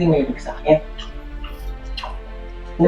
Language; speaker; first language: Filipino; non-native, local second language; Cebuano